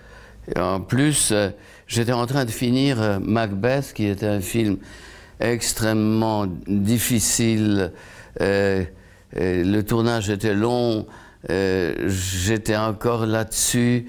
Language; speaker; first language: French; non-native, fluent; Polish